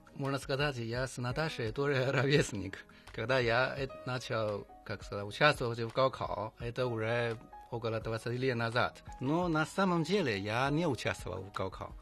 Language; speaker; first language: Russian; non-native, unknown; Chinese